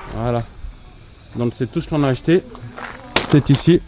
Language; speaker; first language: French; native; French